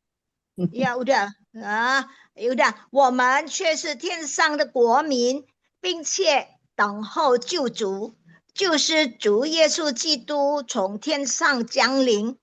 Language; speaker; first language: Chinese; non-native, learner; Indonesian